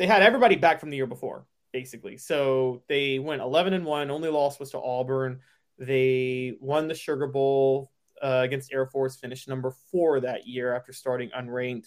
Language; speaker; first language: English; native; English